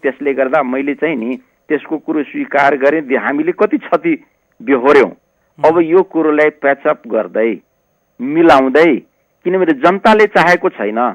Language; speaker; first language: Nepali; non-native, local second language; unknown